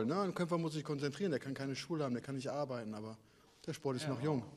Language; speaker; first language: German; native; German